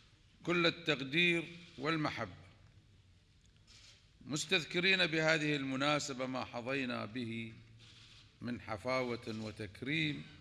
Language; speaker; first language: Arabic; native; Arabic